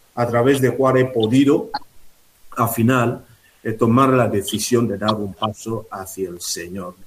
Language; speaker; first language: Spanish; non-native, fluent; Igbo